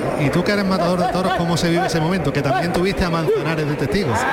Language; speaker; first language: Spanish; native; Spanish